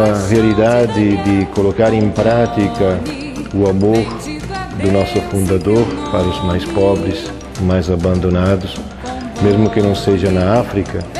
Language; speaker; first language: Portuguese; non-native, fluent; Italian